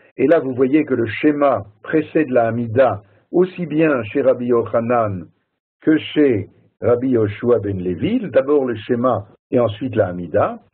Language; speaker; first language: French; native; French